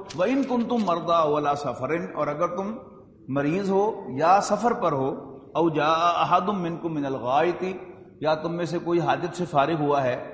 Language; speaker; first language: Urdu; native; Urdu